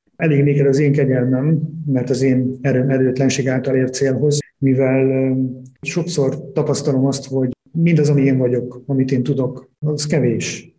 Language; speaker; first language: Hungarian; native; Hungarian